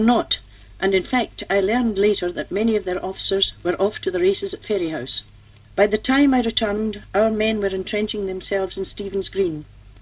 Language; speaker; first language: English; native; English